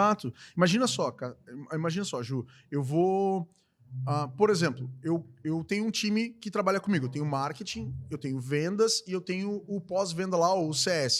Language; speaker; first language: Portuguese; native; Portuguese